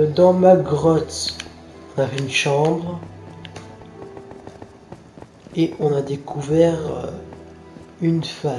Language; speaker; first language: French; native; French